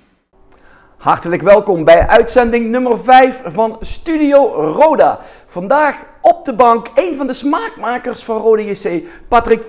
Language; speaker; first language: Dutch; native; Dutch